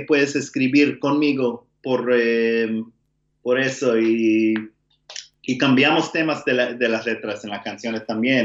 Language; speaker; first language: Spanish; non-native, learner; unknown